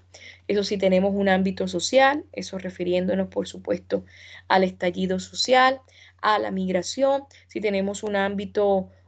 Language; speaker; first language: Spanish; native; Spanish